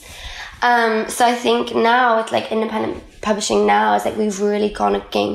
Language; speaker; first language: English; non-native, local second language; Welsh